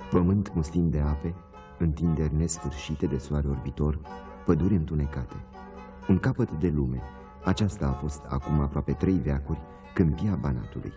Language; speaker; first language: Romanian; native; Romanian